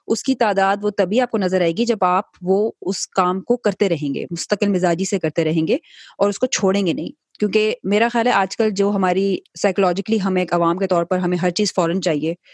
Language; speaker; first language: Urdu; native; Urdu